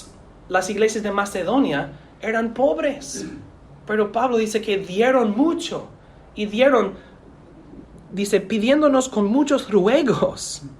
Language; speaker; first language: Spanish; non-native, fluent; English